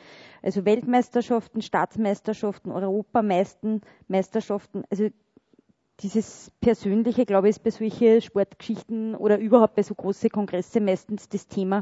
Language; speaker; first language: German; native; German